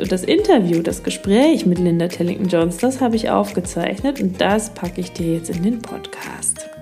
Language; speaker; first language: German; native; German